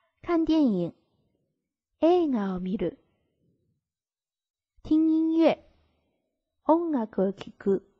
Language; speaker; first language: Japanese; non-native, fluent; Chinese